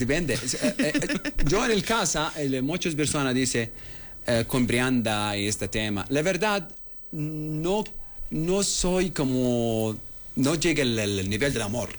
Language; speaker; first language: Spanish; non-native, learner; Arabic